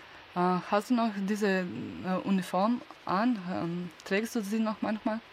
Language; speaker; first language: German; non-native, learner; Slovenian